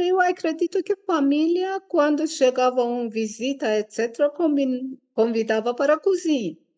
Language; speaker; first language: Portuguese; non-native, fluent; Persian